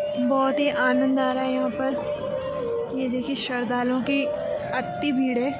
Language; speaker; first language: Hindi; non-native, local second language; Garhwali